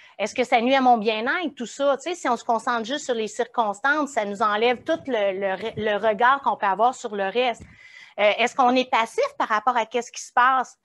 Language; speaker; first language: French; native; French